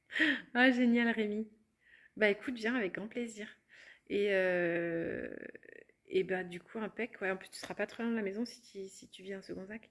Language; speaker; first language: French; native; French